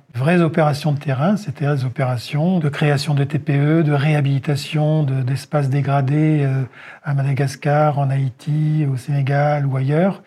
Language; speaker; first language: French; native; French